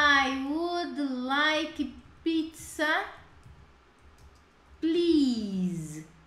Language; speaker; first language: English; non-native, fluent; Portuguese